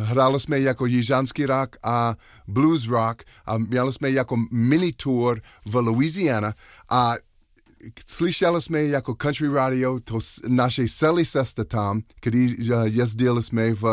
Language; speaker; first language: Czech; non-native, learner; English